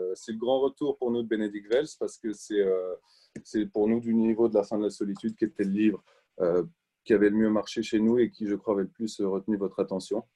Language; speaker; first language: French; native; French